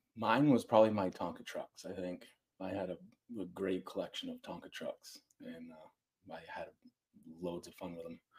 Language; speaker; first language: English; native; English